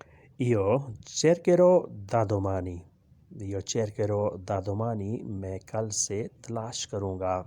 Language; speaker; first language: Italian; non-native, learner; Urdu